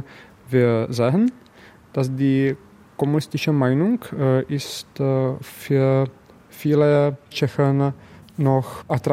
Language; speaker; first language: German; non-native, learner; Czech